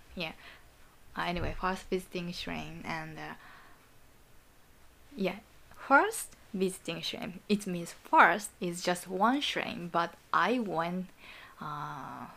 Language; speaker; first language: English; non-native, learner; Japanese